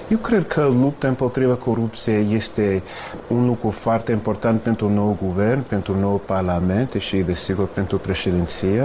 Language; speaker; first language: Romanian; non-native, fluent; English